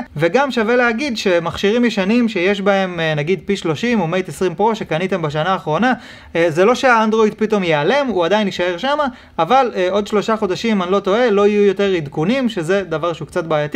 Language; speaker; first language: Hebrew; native; Hebrew